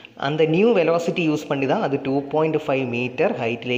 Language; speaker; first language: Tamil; non-native, local second language; Malayalam